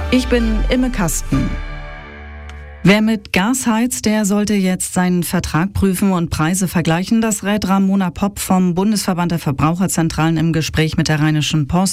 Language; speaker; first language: German; native; German